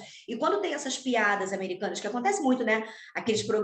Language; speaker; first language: Portuguese; native; Portuguese